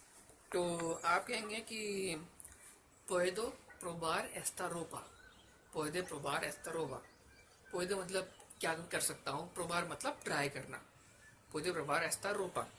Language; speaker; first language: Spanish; non-native, learner; Hindi